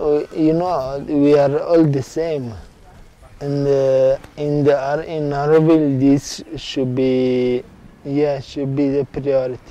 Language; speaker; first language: English; non-native, learner; Italian